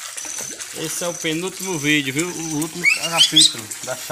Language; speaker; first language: Portuguese; native; Portuguese